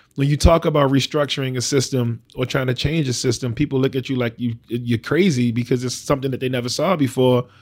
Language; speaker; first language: English; native; English